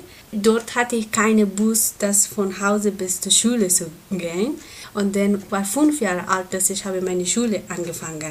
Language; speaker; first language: German; non-native, learner; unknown